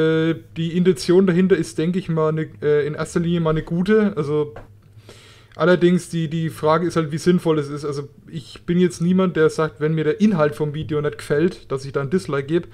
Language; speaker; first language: German; native; German